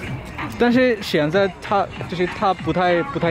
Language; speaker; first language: Chinese; non-native, learner; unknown